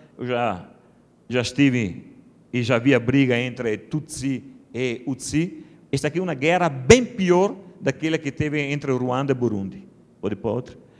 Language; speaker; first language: Portuguese; non-native, fluent; Italian